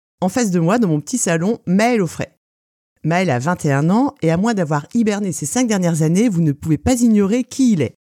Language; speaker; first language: French; native; French